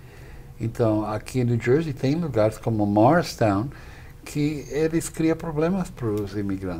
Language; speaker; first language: Portuguese; non-native, fluent; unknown